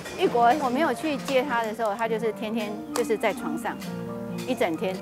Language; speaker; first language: Chinese; native; Chinese